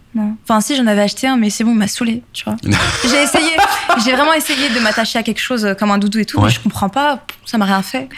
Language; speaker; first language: French; native; French